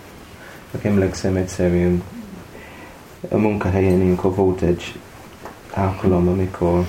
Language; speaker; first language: Hungarian; non-native, learner; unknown